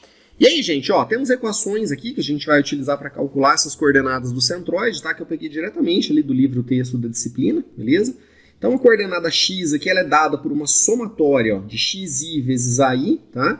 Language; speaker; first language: Portuguese; native; Portuguese